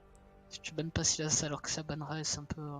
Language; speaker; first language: French; native; French